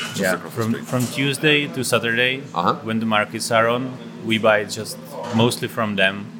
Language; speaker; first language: English; non-native, fluent; Czech